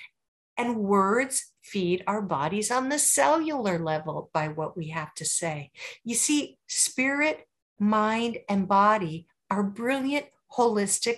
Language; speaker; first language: English; native; English